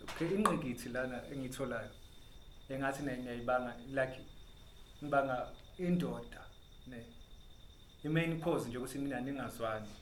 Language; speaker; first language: Zulu; native; Zulu